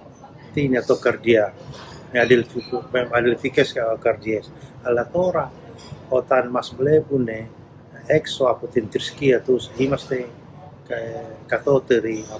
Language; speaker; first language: Greek; non-native, learner; Indonesian